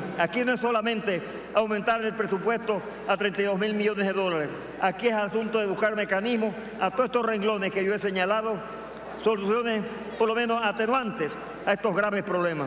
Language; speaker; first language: Spanish; native; Spanish